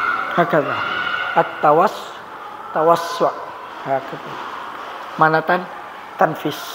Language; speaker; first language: Arabic; non-native, fluent; Indonesian